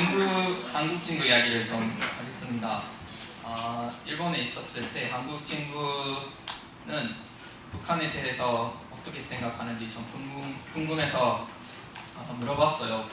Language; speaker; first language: Korean; non-native, fluent; English